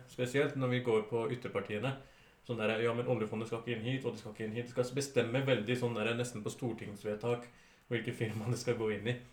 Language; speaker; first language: Norwegian; early bilingual, other home language; Urdu